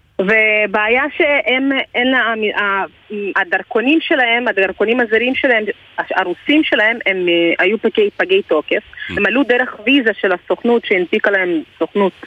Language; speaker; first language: Hebrew; non-native, fluent; Russian